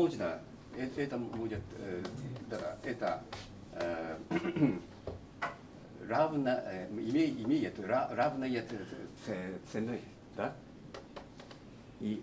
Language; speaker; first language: Russian; non-native, learner; Japanese